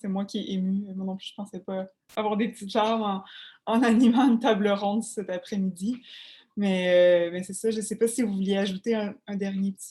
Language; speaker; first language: French; native; French